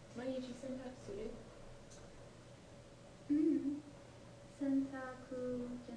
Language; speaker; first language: Japanese; non-native, learner; English